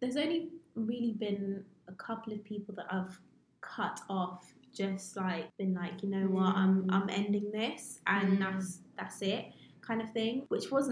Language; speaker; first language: English; native; English